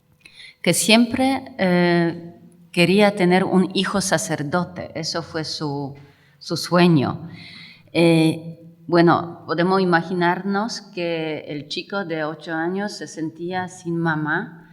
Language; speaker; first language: Spanish; non-native, fluent; Polish